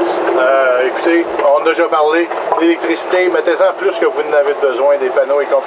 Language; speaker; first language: French; native; French